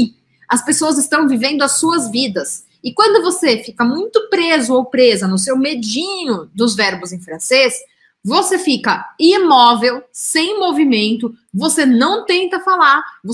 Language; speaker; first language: Portuguese; native; Portuguese